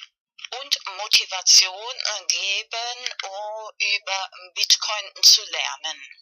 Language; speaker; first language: German; non-native, fluent; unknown